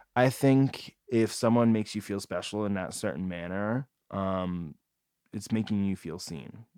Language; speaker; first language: English; native; English